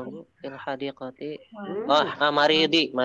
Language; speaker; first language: Arabic; non-native, learner; Indonesian